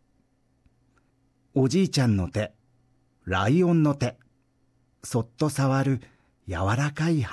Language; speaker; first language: Japanese; native; Japanese